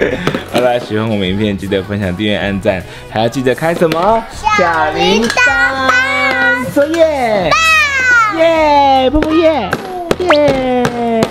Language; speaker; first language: Chinese; native; Chinese